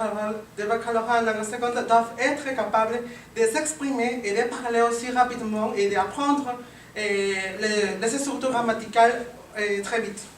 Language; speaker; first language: French; non-native, learner; Spanish